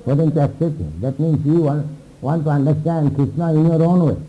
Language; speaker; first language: English; non-native, local second language; Hindi